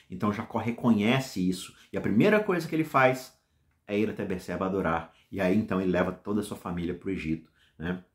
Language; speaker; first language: Portuguese; native; Portuguese